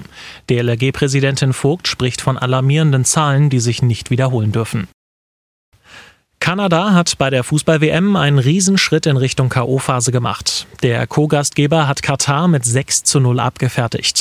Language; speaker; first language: German; native; German